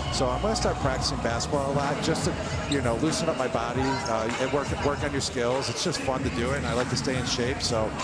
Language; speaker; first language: English; native; English